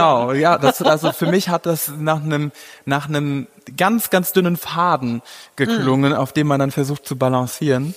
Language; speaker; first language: German; native; German